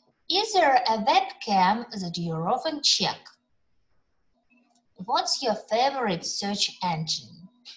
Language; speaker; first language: English; non-native, fluent; Ukrainian